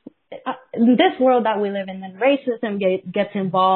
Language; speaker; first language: English; non-native, fluent; Spanish